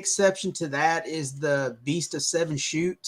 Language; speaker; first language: English; native; English